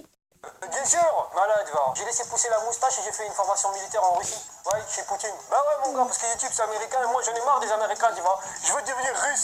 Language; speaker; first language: French; native; French